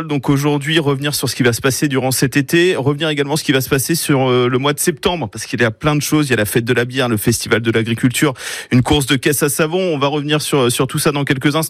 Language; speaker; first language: French; native; French